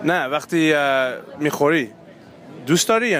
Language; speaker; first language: Persian; early bilingual, heritage; Persian